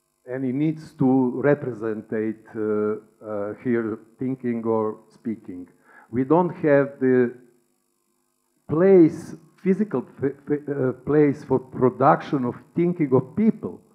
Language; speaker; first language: English; non-native, learner; Serbian